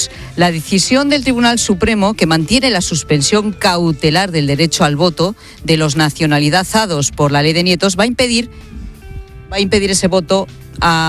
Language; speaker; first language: Spanish; native; Spanish